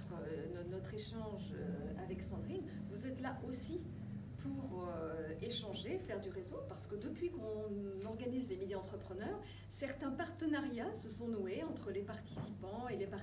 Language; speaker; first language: French; native; French